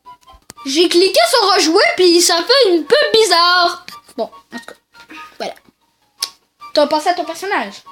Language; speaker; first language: French; native; French